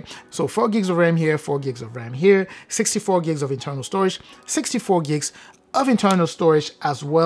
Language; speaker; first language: English; native; English